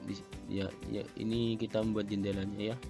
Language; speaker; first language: Indonesian; native; Indonesian